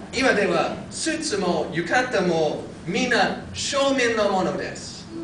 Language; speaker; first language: Japanese; non-native, fluent; English